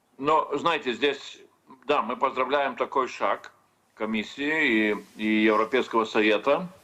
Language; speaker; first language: Russian; non-native, fluent; Lithuanian